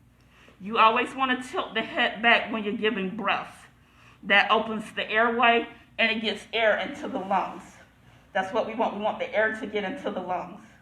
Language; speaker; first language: English; native; English